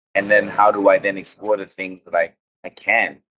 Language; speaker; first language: English; native; English